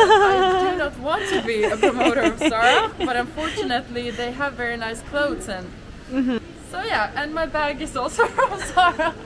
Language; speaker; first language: English; non-native, fluent; Finnish